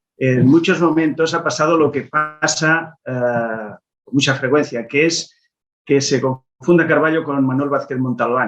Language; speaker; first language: Spanish; non-native, local second language; Catalan